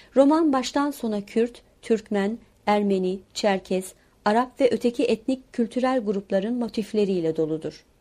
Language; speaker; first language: Turkish; non-native, local second language; Kurdish